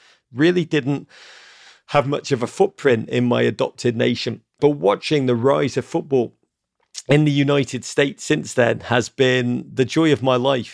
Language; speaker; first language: English; native; English